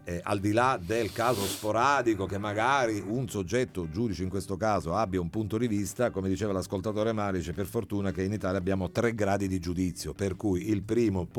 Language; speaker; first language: Italian; native; Italian